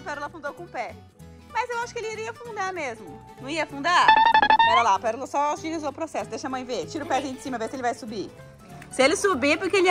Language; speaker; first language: Portuguese; native; Portuguese